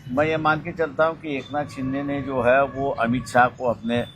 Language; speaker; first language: Hindi; non-native, local second language; Marathi